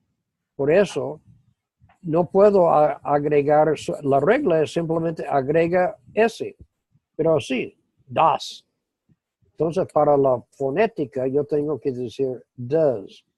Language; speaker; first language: Spanish; non-native, fluent; English